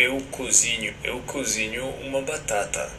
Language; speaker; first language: Portuguese; non-native, learner; French